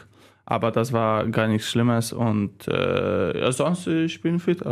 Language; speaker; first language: German; non-native, learner; Polish